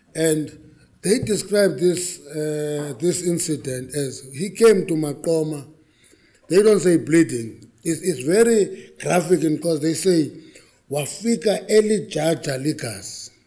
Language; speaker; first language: English; non-native, local second language; Xhosa